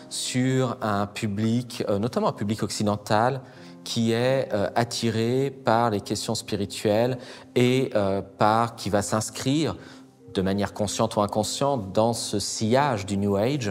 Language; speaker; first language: French; native; French